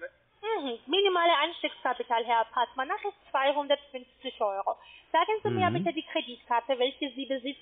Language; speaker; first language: German; non-native, fluent; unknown